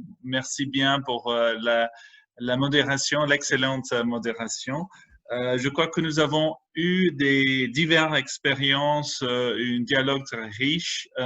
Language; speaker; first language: French; non-native, fluent; English